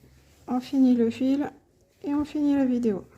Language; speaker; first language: French; native; French